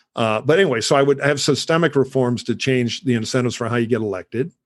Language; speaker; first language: English; native; English